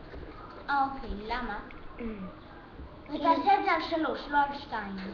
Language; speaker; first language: Hebrew; early bilingual, other home language; Russian